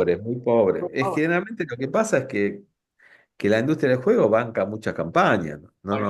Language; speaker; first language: Spanish; native; Spanish